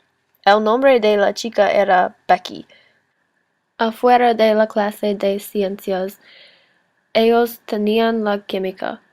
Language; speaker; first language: Spanish; non-native, learner; English